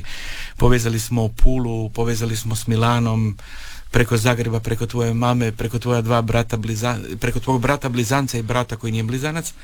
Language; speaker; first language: Serbian; native; Serbian